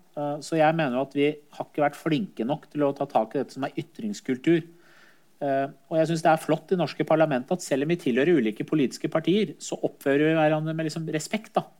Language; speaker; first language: Norwegian; early bilingual, other home language; Persian